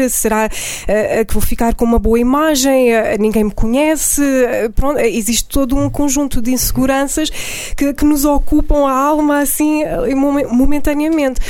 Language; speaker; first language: Portuguese; early bilingual, heritage; Portuguese